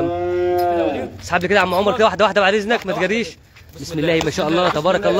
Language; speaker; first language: Arabic; native; Arabic